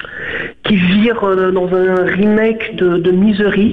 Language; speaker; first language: French; native; French